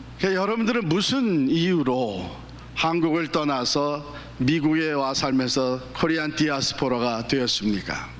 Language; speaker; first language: Korean; native; Korean